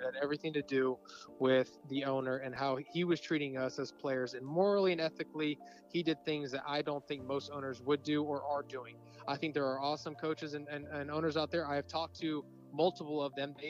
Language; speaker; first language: English; native; English